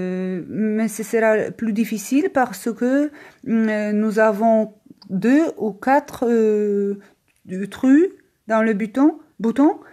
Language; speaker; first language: French; non-native, learner; Polish